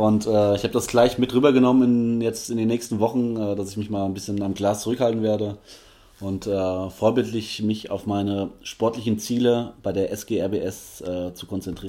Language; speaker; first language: German; native; German